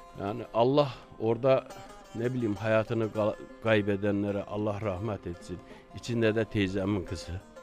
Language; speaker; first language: Turkish; native; Turkish